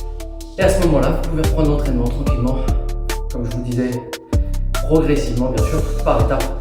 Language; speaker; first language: French; native; French